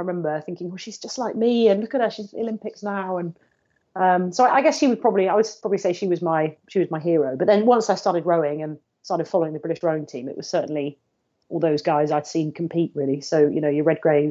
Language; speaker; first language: English; native; English